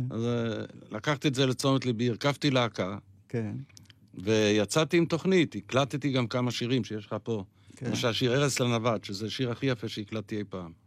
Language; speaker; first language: Hebrew; non-native, local second language; Yiddish